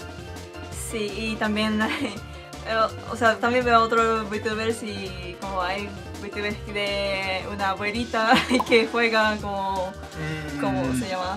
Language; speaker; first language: Spanish; non-native, fluent; Japanese